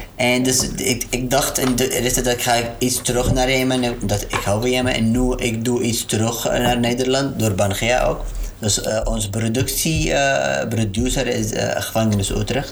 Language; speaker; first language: Dutch; non-native, learner; Arabic